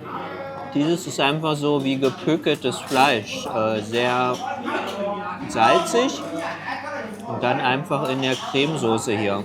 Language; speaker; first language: German; early bilingual, other home language; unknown